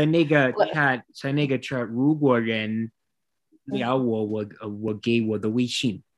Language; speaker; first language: Chinese; non-native, learner; English